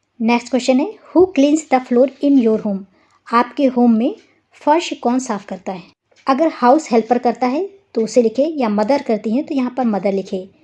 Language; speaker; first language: Hindi; native; Hindi